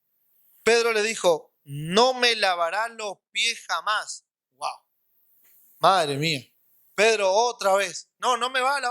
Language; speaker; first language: Spanish; native; Spanish